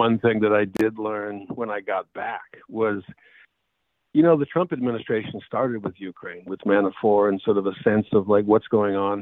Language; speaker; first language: English; native; English